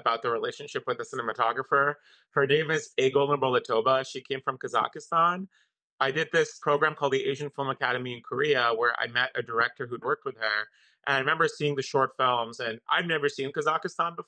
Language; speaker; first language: English; non-native, local second language; Urdu